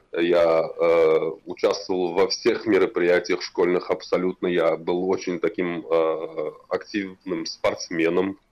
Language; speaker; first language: Russian; non-native, local second language; Tatar